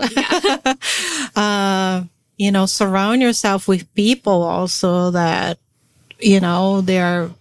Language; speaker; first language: English; non-native, fluent; Portuguese